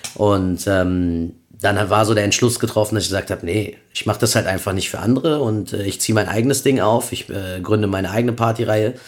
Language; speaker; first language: German; early bilingual, other home language; Spanish